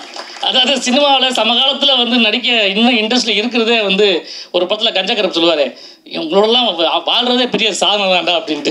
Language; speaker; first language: Tamil; native; Tamil